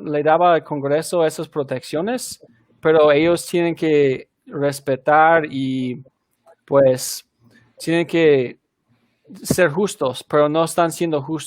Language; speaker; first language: Spanish; non-native, fluent; English